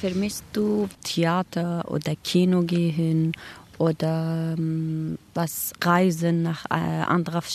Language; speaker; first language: German; non-native, learner; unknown